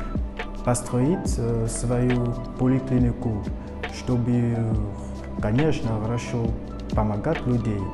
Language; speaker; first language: Russian; non-native, fluent; French